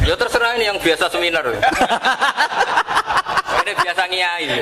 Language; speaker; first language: Indonesian; non-native, local second language; Javanese